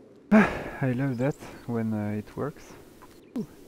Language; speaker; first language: English; non-native, learner; French